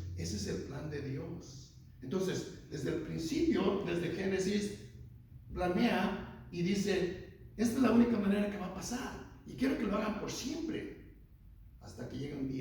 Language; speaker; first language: Spanish; native; Spanish